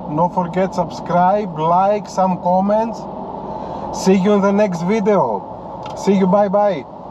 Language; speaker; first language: English; non-native, learner; Greek